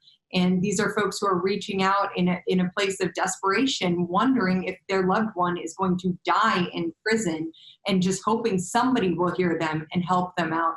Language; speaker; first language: English; native; English